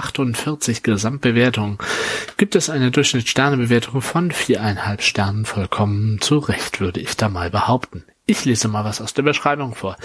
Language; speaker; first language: German; native; German